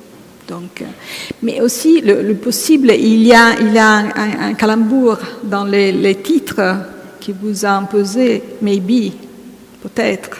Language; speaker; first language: French; non-native, fluent; Italian